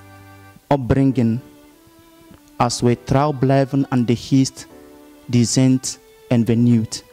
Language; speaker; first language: Dutch; non-native, fluent; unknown